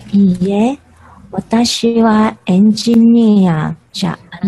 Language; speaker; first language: Japanese; non-native, learner; Chinese